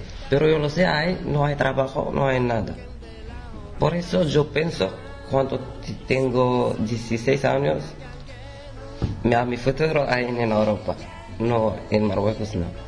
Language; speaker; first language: Spanish; non-native, learner; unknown